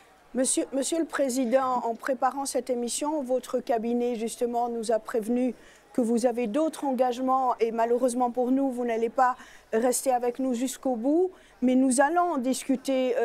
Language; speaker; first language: French; native; French